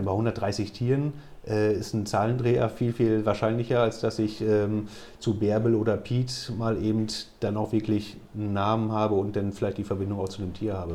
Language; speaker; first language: German; native; German